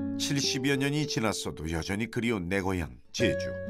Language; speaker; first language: Korean; native; Korean